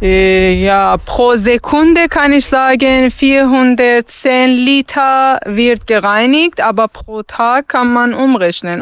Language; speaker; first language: German; non-native, learner; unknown